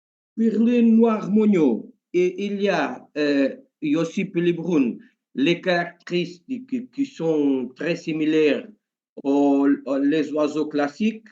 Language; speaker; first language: French; non-native, learner; Portuguese